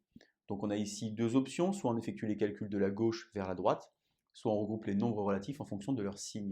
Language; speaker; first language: French; native; French